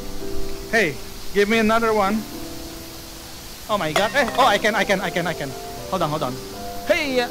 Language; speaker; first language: English; non-native, fluent; Indonesian